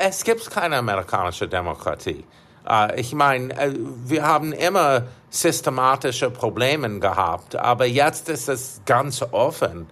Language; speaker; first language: German; non-native, fluent; English